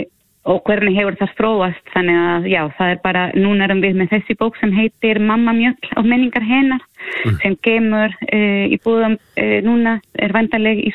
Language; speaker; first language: Icelandic; non-native, fluent; Spanish